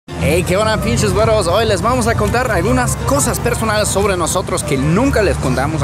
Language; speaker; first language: Spanish; non-native, fluent; German